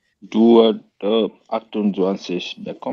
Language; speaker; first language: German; non-native, learner; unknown